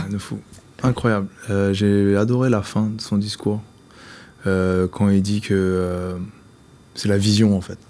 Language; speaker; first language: French; native; French